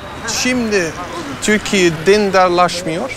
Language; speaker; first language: Turkish; non-native, learner; Dutch